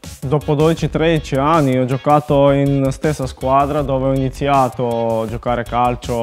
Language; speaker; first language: Italian; non-native, learner; Macedonian